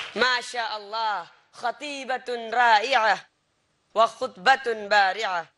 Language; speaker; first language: Arabic; non-native, local second language; Urdu